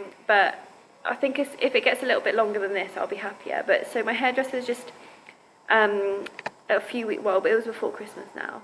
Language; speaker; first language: English; native; English